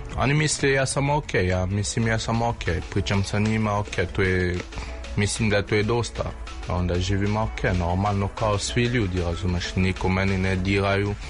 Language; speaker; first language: Serbian; non-native, learner; French